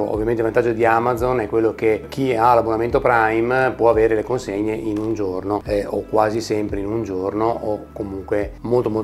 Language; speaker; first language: Italian; native; Italian